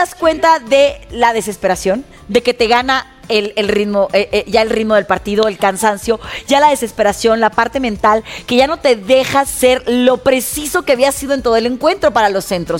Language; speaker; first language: Spanish; native; Spanish